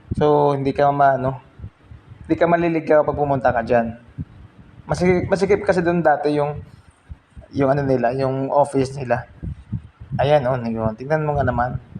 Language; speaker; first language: Filipino; non-native, local second language; Hiligaynon